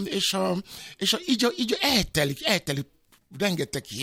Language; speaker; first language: Hungarian; non-native, fluent; Yoruba